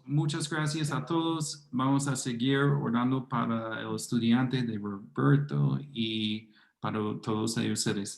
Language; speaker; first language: Spanish; non-native, fluent; English